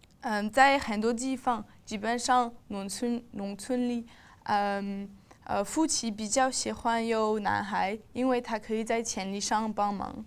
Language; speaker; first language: Chinese; non-native, learner; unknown